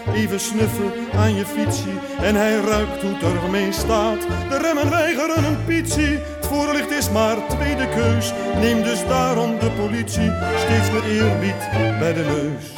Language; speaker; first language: Dutch; native; Dutch